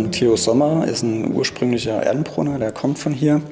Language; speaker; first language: German; native; German